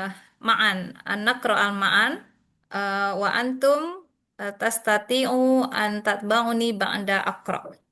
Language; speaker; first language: Arabic; non-native, learner; Indonesian